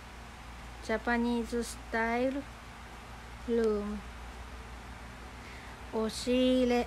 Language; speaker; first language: Japanese; non-native, fluent; Filipino